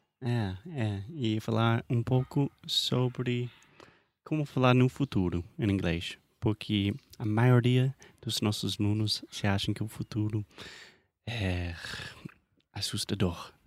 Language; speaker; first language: Portuguese; non-native, fluent; English